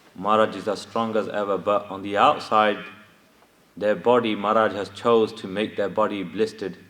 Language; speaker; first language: English; early bilingual, other home language; Punjabi